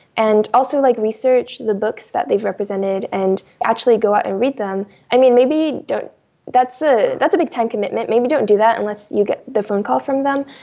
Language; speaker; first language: English; early bilingual, other home language; Chinese